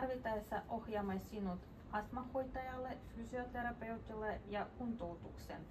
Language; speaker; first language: Finnish; non-native, fluent; Russian